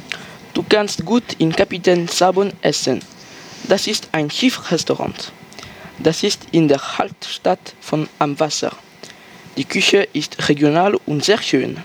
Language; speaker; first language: German; non-native, learner; French